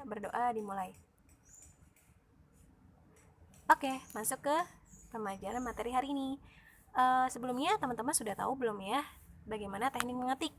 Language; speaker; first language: Indonesian; native; Indonesian